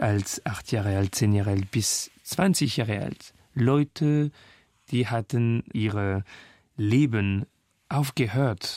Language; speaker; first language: German; non-native, local second language; French